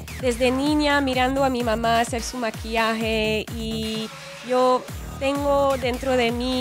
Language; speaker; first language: Spanish; non-native, fluent; French